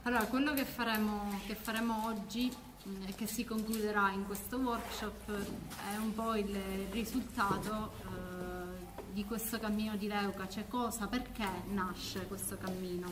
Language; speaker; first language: Italian; native; Italian